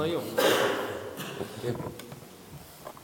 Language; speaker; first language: Russian; native; Russian